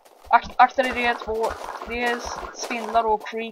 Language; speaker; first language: Swedish; early bilingual, heritage; Swedish